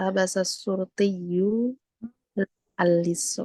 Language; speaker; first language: Arabic; non-native, learner; Indonesian